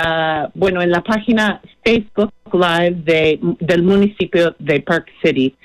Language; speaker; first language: Spanish; non-native, fluent; English